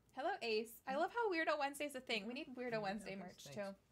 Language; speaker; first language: English; native; English